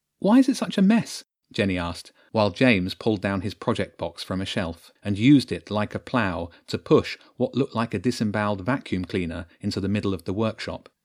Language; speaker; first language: English; native; English